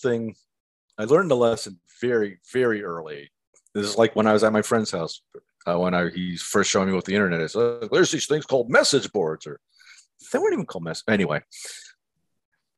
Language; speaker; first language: English; native; English